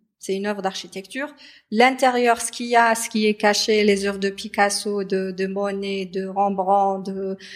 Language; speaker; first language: French; non-native, local second language; Arabic